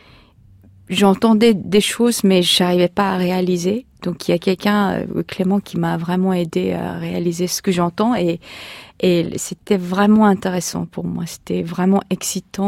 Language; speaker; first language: French; non-native, fluent; Korean